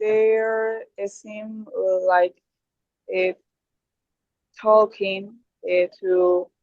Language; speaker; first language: English; non-native, learner; Spanish